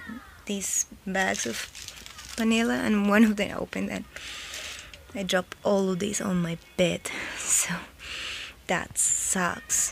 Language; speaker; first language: English; non-native, fluent; Spanish